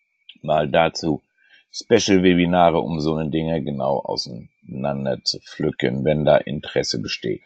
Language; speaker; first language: German; native; German